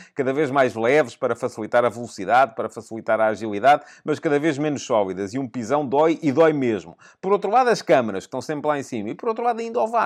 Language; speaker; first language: Portuguese; native; Portuguese